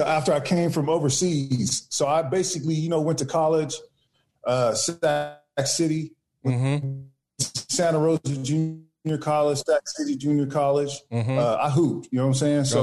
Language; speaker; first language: English; native; English